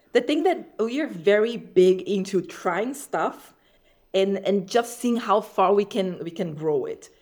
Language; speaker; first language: English; non-native, fluent; Portuguese